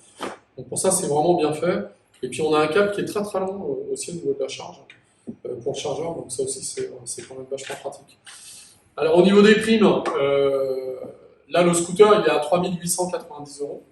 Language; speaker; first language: French; native; French